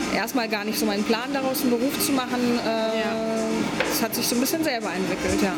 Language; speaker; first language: German; non-native, fluent; Polish